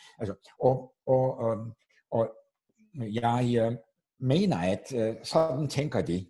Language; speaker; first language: Danish; non-native, fluent; Turkish